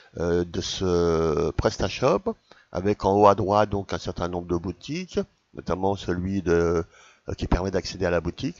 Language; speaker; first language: French; native; French